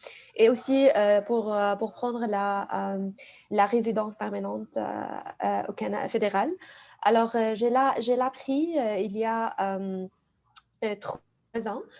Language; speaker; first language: French; non-native, fluent; Arabic